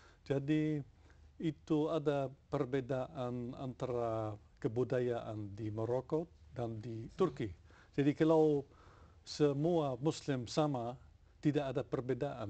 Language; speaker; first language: Indonesian; non-native, fluent; Dutch